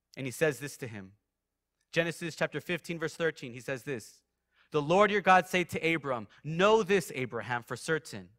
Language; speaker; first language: English; native; English